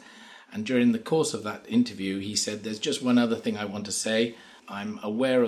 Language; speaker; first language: English; native; English